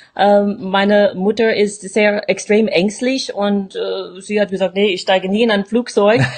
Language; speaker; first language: German; non-native, fluent; English